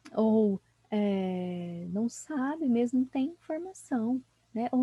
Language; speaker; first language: Portuguese; native; Portuguese